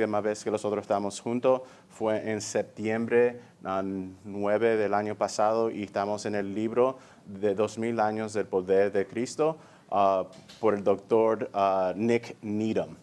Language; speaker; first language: Spanish; early bilingual, heritage; English